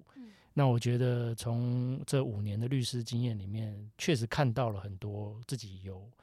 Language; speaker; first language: Chinese; native; Chinese